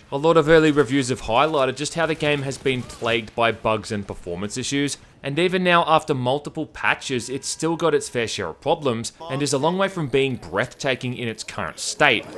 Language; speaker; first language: English; native; English